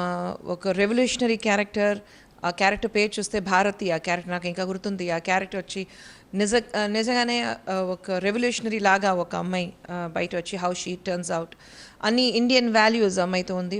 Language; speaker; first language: Telugu; non-native, local second language; Hindi